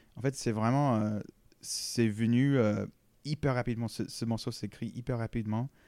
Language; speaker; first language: French; non-native, fluent; English